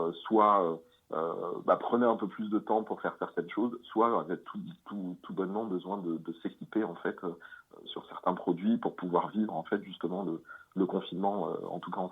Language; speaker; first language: French; native; French